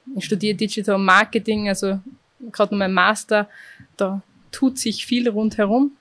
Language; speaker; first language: German; native; German